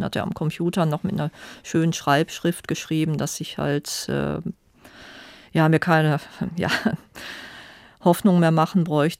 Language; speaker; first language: German; native; German